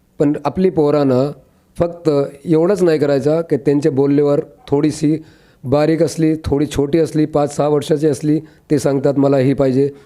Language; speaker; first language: Marathi; non-native, local second language; Urdu